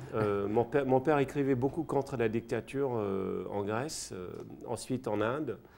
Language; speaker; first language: French; early bilingual, other home language; English